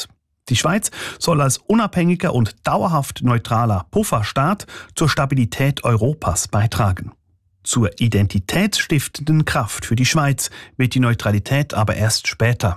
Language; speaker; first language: German; native; German